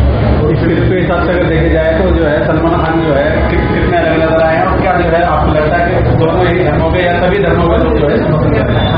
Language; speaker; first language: Hindi; native; Hindi